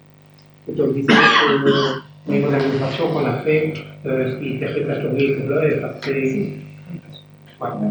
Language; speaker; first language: French; native; French